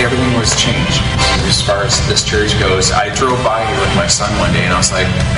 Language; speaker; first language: English; native; English